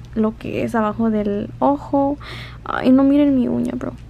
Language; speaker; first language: Spanish; early bilingual, heritage; Spanish